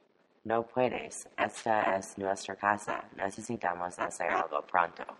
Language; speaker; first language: Spanish; non-native, learner; English